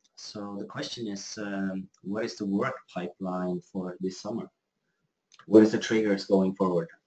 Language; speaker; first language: English; non-native, fluent; Norwegian